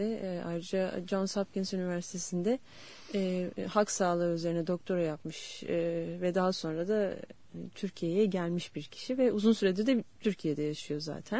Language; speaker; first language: Turkish; native; Turkish